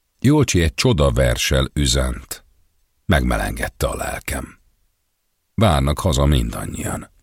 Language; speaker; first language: Hungarian; native; Hungarian